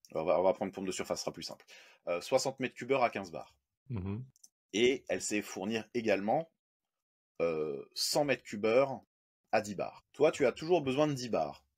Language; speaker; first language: French; native; French